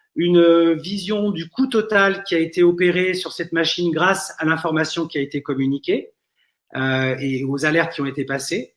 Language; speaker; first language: French; native; French